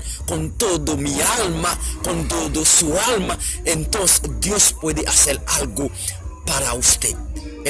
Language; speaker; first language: Spanish; non-native, learner; Haitian Creole